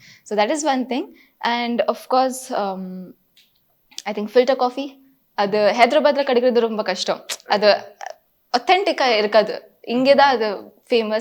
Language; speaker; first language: Tamil; non-native, fluent; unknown